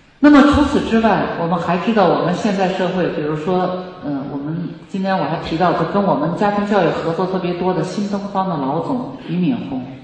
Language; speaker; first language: Chinese; native; Chinese